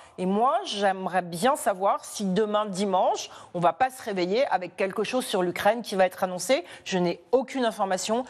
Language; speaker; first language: French; native; French